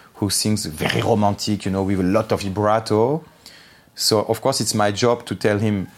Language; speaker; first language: English; non-native, fluent; Armenian